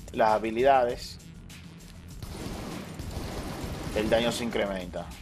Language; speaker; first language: Spanish; native; Spanish